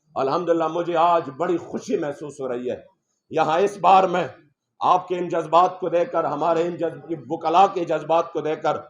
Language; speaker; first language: Urdu; non-native, local second language; Pashto